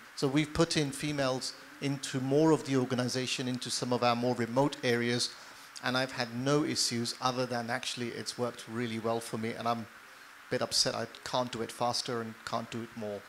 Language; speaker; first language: English; native; English